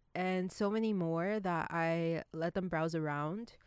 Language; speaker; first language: English; early bilingual, other home language; Spanish